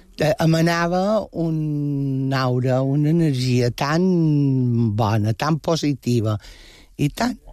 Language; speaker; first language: Catalan; non-native, local second language; Spanish